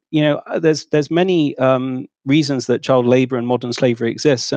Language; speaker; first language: English; native; English